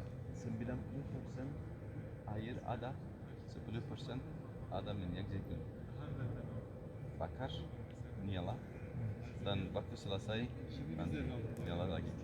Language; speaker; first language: Indonesian; non-native, learner; Turkish